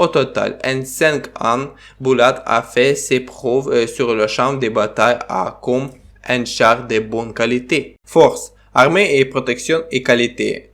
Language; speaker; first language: French; non-native, learner; Ukrainian